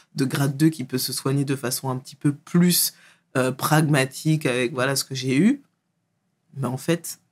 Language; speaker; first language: French; native; French